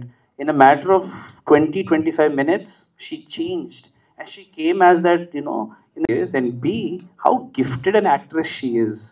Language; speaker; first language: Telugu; native; Telugu